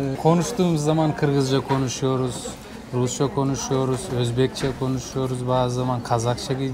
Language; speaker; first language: Turkish; early bilingual, heritage; Turkish